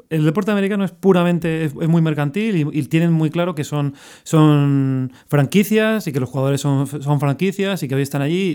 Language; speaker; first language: Spanish; native; Spanish